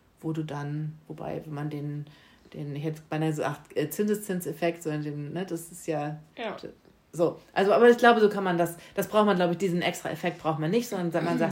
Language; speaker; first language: German; native; German